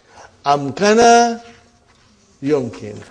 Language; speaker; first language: Arabic; non-native, fluent; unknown